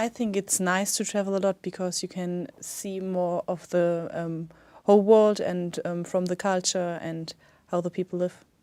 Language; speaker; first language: English; non-native, fluent; German